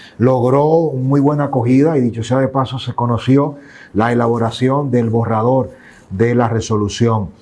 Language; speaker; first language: Spanish; native; Spanish